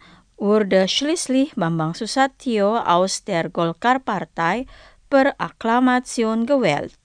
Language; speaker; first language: German; non-native, fluent; Indonesian